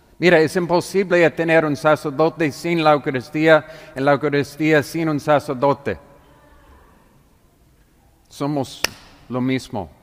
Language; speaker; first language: Spanish; non-native, fluent; English